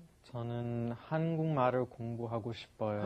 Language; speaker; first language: Korean; non-native, learner; English